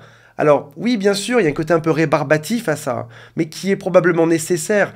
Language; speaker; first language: French; native; French